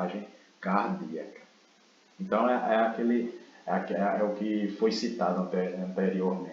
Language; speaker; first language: Portuguese; native; Portuguese